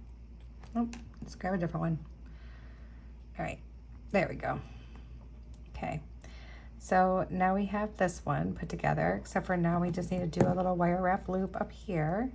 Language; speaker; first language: English; native; English